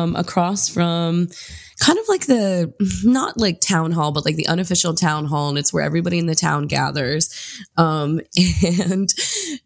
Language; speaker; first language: English; native; English